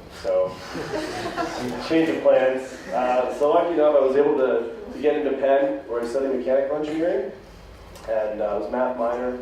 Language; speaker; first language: English; native; English